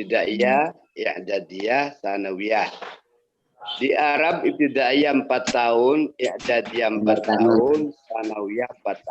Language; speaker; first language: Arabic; non-native, fluent; Indonesian